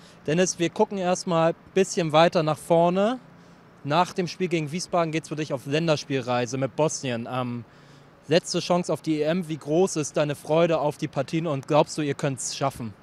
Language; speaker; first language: German; native; German